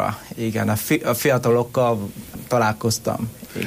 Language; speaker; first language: Hungarian; non-native, learner; Vietnamese